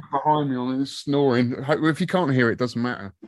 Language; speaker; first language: English; native; English